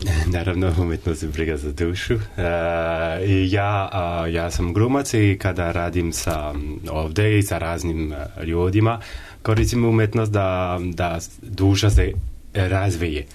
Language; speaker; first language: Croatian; non-native, learner; French